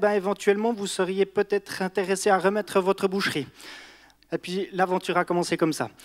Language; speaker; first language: French; native; French